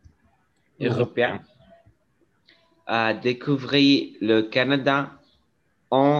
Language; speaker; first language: French; non-native, learner; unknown